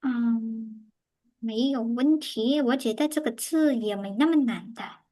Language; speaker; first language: Chinese; non-native, fluent; Khmer